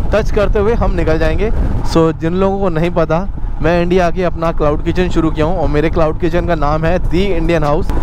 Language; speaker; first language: Hindi; non-native, local second language; Odia